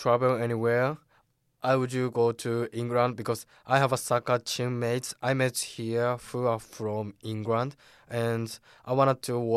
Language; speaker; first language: English; non-native, fluent; Japanese